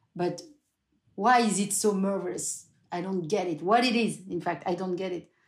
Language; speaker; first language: English; non-native, fluent; French